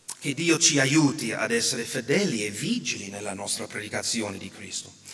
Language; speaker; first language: Italian; non-native, fluent; English